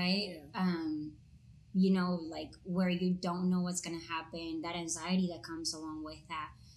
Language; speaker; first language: English; non-native, fluent; Spanish